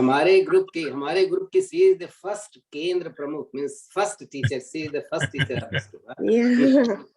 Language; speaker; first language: Hindi; native; Hindi